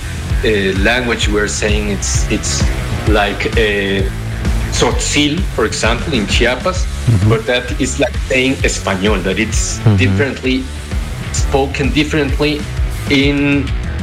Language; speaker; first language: English; non-native, fluent; Spanish